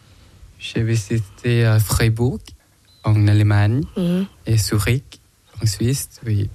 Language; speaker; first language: French; non-native, learner; Thai